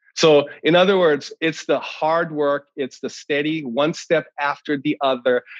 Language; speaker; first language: English; native; English